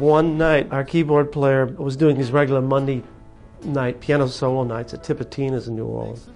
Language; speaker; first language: English; native; English